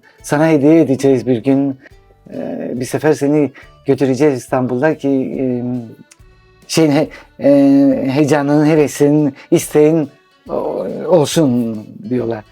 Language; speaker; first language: Turkish; non-native, local second language; Greek